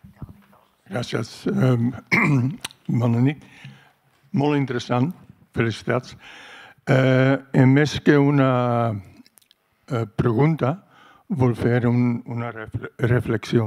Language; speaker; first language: Catalan; non-native, fluent; Dutch